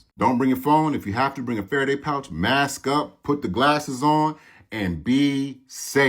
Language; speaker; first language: English; native; English